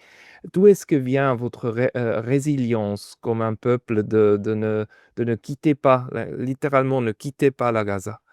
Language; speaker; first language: French; non-native, fluent; German